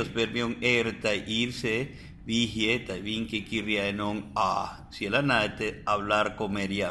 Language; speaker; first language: Finnish; non-native, fluent; Spanish